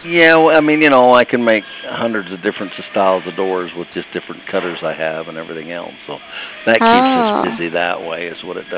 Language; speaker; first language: English; native; English